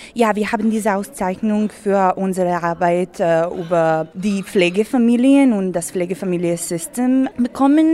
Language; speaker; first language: German; non-native, learner; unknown